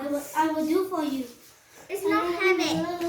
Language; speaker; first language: English; non-native, learner; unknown